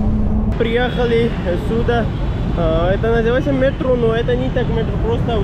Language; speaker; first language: Russian; non-native, learner; Pashto